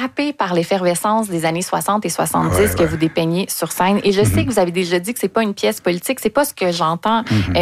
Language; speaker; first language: French; native; French